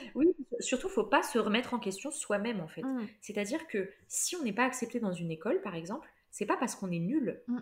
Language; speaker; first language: French; native; French